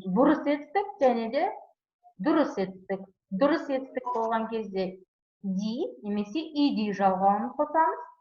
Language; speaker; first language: Kazakh; non-native, local second language; Uzbek